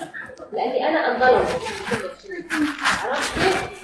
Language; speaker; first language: Arabic; non-native, local second language; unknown